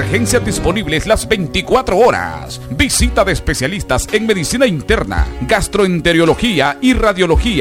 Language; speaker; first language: Spanish; native; Spanish